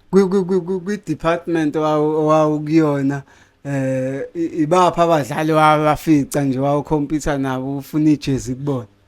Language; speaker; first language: Zulu; native; Zulu